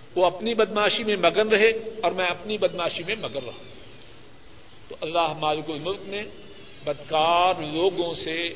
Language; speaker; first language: Urdu; non-native, local second language; Punjabi